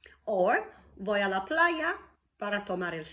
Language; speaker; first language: Spanish; non-native, fluent; English